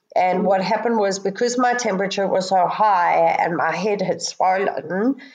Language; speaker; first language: English; native; English